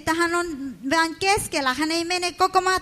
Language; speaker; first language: Finnish; non-native, fluent; Spanish